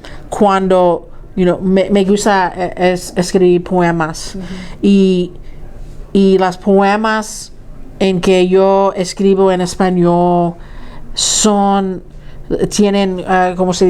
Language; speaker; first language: Spanish; early bilingual, heritage; Spanish